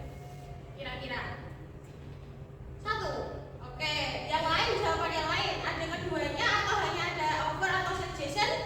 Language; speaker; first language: Indonesian; native; Indonesian